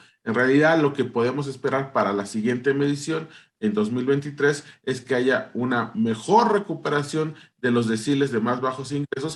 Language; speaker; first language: Spanish; native; Spanish